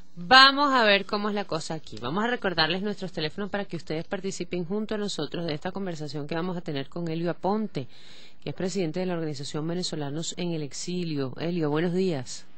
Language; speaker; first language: Spanish; native; Spanish